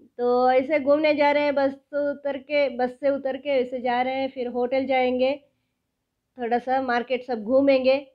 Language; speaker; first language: Hindi; non-native, local second language; Kannada